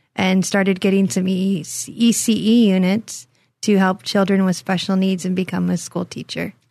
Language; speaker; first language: English; native; English